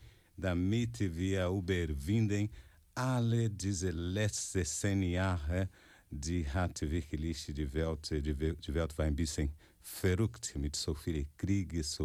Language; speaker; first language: German; non-native, fluent; Portuguese